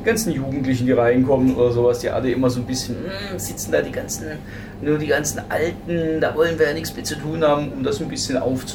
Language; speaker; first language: German; native; German